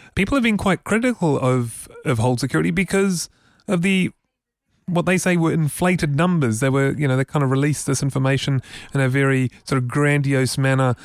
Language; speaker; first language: English; native; English